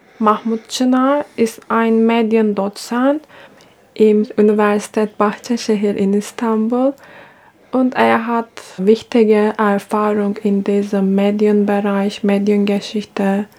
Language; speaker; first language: German; non-native, fluent; Turkish